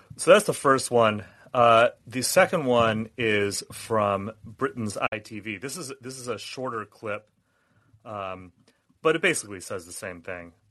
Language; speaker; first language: English; native; English